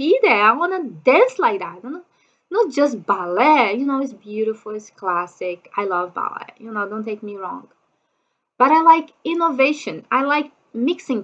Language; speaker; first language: English; non-native, fluent; Portuguese